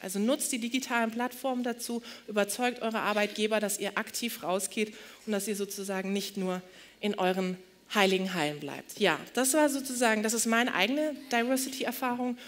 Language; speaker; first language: German; early bilingual, other home language; Turkish